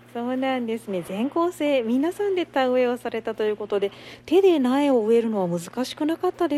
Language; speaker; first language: Japanese; native; Japanese